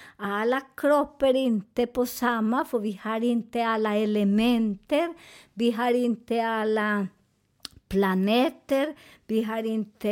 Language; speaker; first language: Swedish; non-native, fluent; Spanish